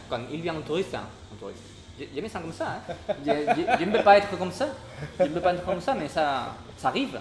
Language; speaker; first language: French; non-native, learner; Spanish